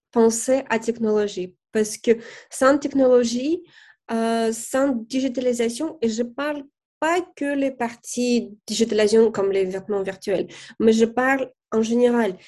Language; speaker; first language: French; non-native, fluent; Russian